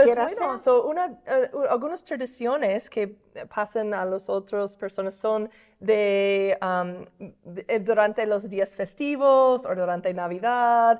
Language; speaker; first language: Spanish; non-native, fluent; English